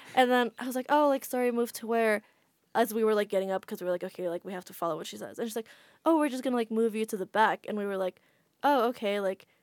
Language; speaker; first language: English; non-native, fluent; Indonesian